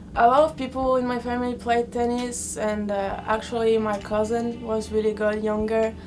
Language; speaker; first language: English; non-native, fluent; French